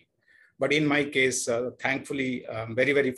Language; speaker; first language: English; non-native, local second language; Kannada